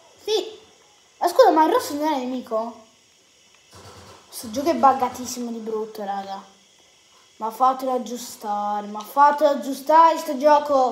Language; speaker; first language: Italian; native; Italian